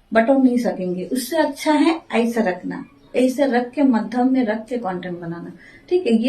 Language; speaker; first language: Hindi; non-native, local second language; Bangla